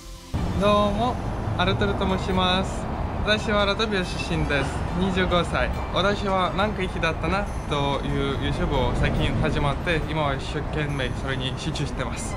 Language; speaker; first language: Japanese; non-native, fluent; Latvian